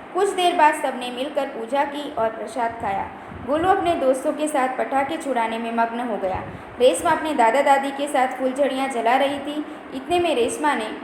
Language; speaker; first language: Hindi; non-native, local second language; Gujarati